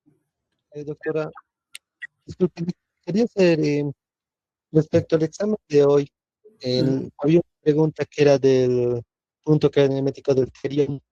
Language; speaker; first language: Spanish; native; Spanish